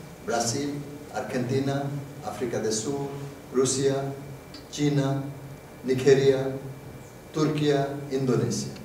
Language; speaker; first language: Spanish; non-native, fluent; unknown